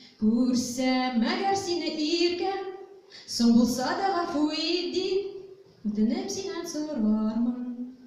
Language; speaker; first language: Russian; non-native, local second language; Tatar